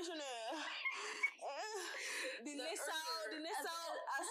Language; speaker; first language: English; non-native, local second language; Igbo